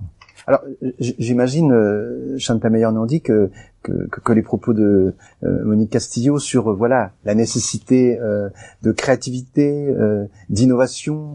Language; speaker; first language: French; native; French